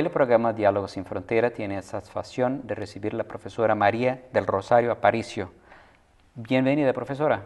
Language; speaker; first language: Spanish; non-native, fluent; Portuguese